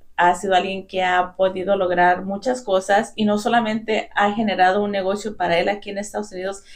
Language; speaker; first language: Spanish; early bilingual, heritage; Spanish